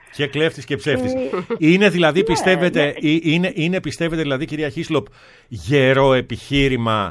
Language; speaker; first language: Greek; native; Greek